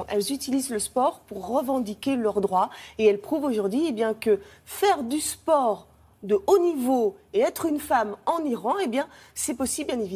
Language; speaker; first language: French; native; French